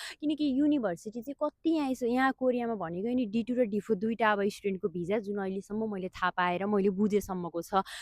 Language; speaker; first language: Nepali; native; Nepali